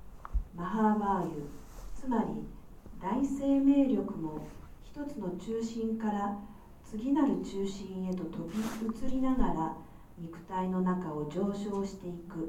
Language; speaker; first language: Japanese; native; Japanese